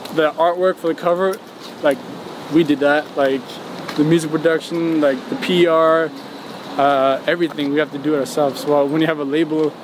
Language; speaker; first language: English; non-native, fluent; Norwegian